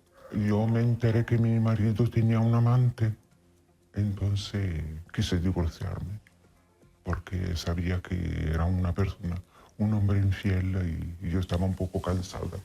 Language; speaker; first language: Spanish; non-native, fluent; Italian